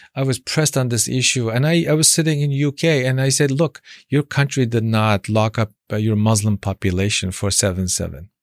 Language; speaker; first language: English; non-native, fluent; Chinese